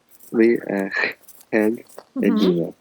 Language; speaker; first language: English; non-native, learner; Russian